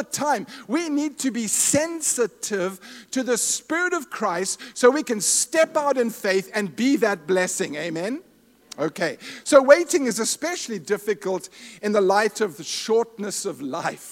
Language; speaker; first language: English; native; English